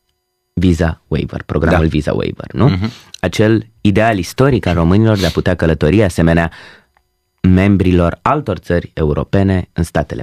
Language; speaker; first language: Romanian; native; Romanian